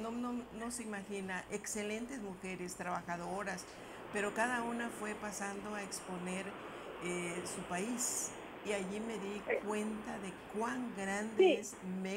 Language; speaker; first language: Spanish; native; Spanish